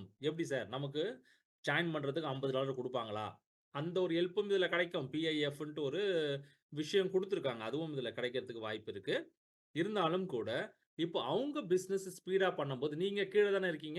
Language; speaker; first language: Tamil; native; Tamil